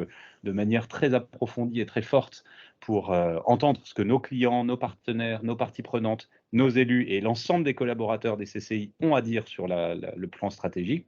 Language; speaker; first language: French; native; French